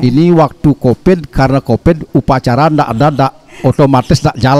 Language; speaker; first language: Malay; non-native, local second language; Balinese